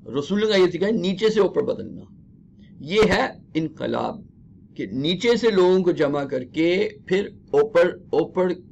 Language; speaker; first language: Urdu; early bilingual, heritage; Urdu